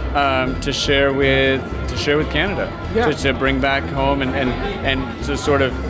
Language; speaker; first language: English; native; English